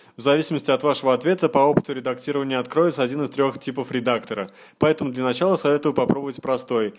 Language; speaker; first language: Russian; native; Russian